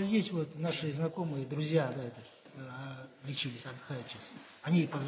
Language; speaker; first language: Russian; non-native, local second language; Uzbek